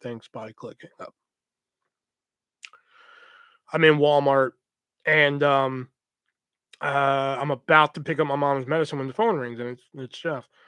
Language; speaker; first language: English; native; English